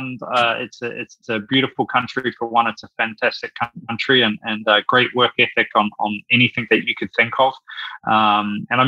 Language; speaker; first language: English; native; English